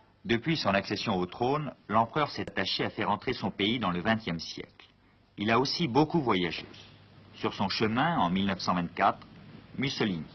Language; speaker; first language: French; native; French